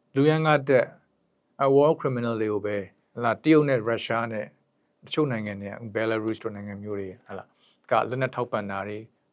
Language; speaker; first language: Burmese; native; Burmese